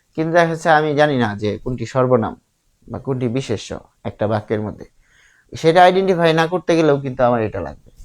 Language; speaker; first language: Bangla; native; Bangla